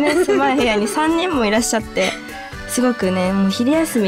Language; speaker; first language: Japanese; native; Japanese